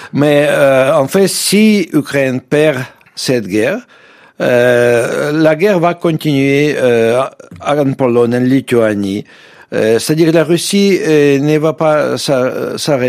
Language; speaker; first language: French; non-native, fluent; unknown